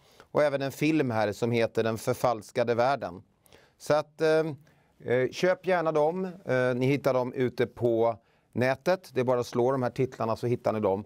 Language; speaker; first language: Swedish; native; Swedish